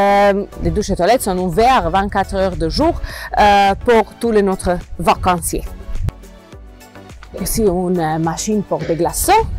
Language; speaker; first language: French; non-native, learner; Croatian